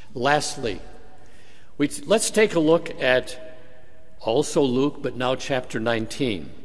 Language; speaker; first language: English; native; English